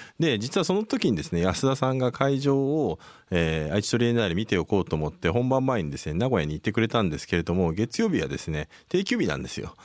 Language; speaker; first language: Japanese; native; Japanese